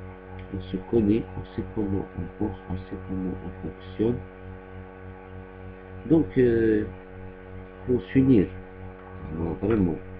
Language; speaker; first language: French; non-native, local second language; Arabic